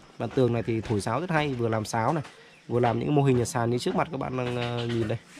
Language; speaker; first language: Vietnamese; native; Vietnamese